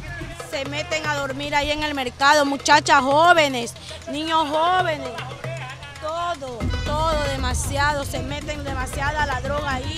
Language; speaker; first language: Spanish; native; Spanish